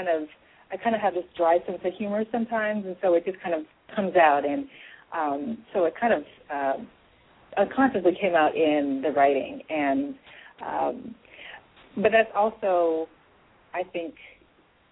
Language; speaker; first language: English; native; English